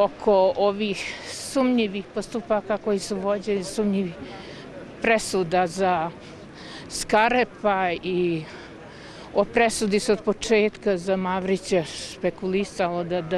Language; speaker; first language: Croatian; native; Croatian